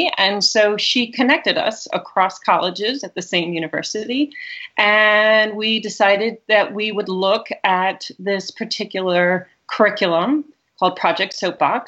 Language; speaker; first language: English; native; English